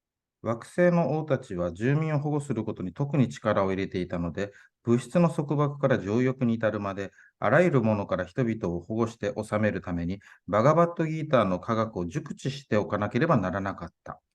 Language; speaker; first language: Japanese; native; Japanese